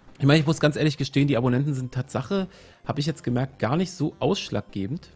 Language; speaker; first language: German; native; German